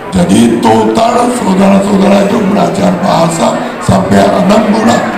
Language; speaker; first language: Indonesian; non-native, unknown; Japanese